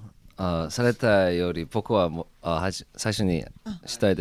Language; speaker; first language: Japanese; non-native, learner; Korean